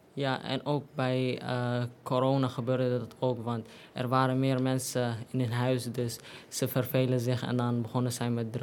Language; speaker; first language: Dutch; non-native, learner; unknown